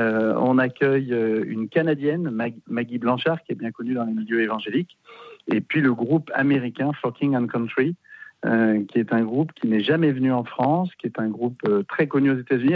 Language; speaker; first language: French; native; French